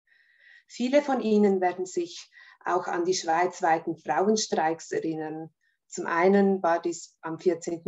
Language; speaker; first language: German; native; German